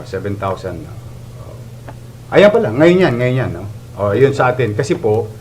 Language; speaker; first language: Filipino; native; Filipino